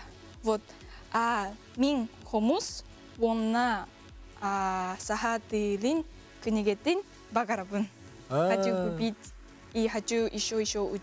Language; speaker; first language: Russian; non-native, learner; Japanese